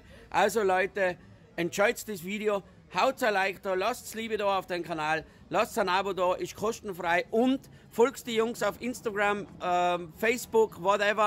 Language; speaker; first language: German; native; German